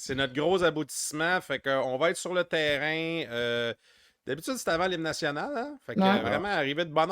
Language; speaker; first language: French; native; French